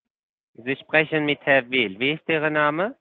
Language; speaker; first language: German; non-native, fluent; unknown